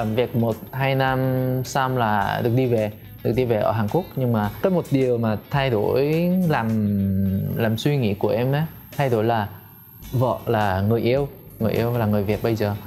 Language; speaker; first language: Vietnamese; non-native, fluent; Korean